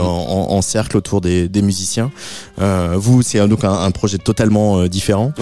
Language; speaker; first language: French; native; French